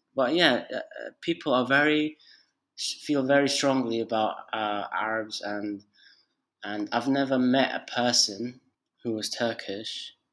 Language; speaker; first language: English; non-native, fluent; Arabic